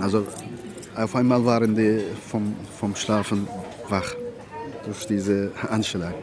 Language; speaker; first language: German; non-native, fluent; Turkish